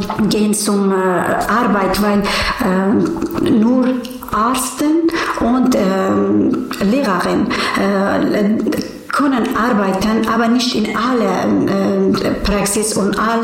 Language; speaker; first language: German; non-native, learner; Persian